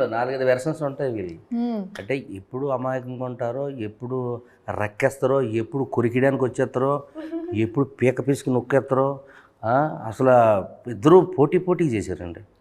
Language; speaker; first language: Telugu; native; Telugu